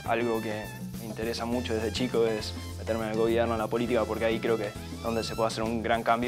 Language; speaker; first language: Spanish; native; Spanish